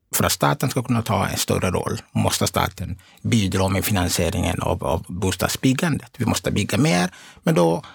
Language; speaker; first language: Swedish; non-native, fluent; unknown